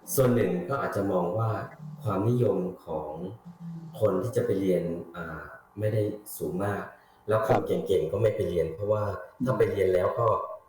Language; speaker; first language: Thai; native; Thai